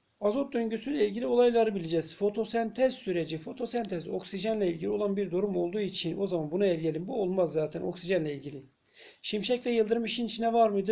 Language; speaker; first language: Turkish; native; Turkish